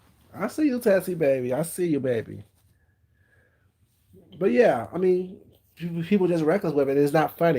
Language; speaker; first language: English; native; English